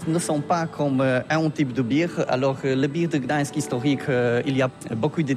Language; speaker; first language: French; non-native, learner; Polish